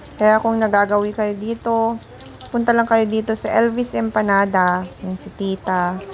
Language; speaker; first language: Filipino; non-native, local second language; Iloko